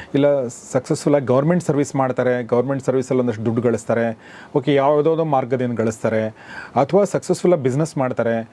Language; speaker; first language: Kannada; native; Kannada